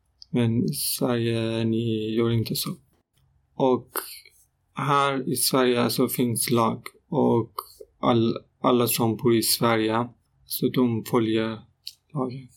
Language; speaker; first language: Swedish; non-native, learner; Persian